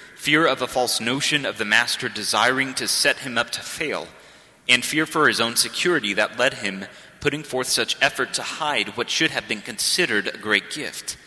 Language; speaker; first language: English; native; English